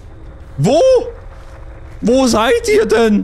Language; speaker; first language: German; native; German